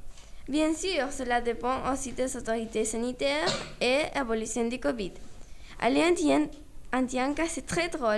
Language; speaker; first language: French; non-native, learner; Spanish